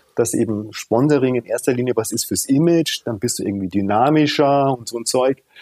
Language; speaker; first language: German; early bilingual, other home language; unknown